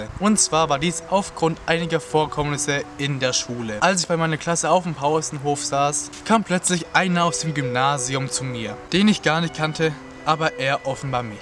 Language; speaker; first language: German; native; German